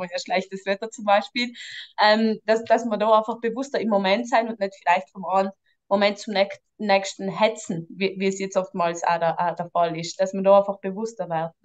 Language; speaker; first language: German; native; German